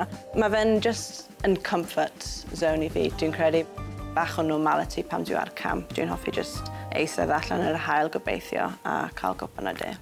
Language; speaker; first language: Welsh; non-native, local second language; English